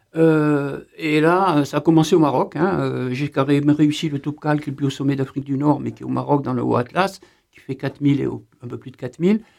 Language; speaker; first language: French; native; French